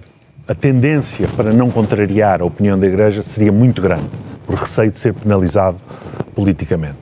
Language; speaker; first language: Portuguese; native; Portuguese